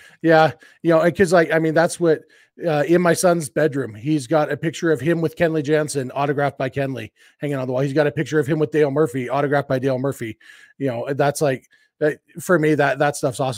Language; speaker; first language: English; native; English